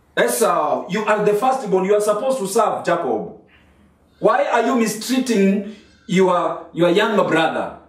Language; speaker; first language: English; non-native, local second language; Swahili